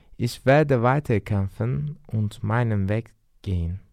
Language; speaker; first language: German; non-native, learner; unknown